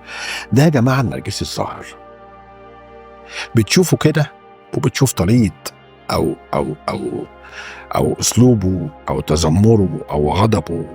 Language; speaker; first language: Arabic; native; Arabic